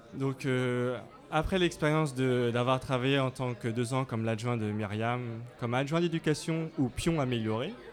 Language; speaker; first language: French; native; French